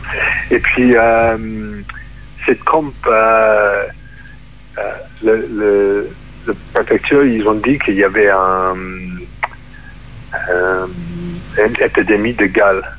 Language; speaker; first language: French; non-native, fluent; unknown